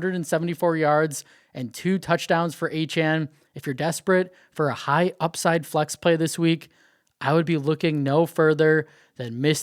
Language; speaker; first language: English; native; English